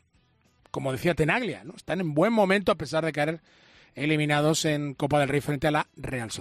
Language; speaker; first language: Spanish; native; Spanish